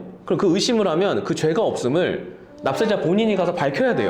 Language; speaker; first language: Korean; native; Korean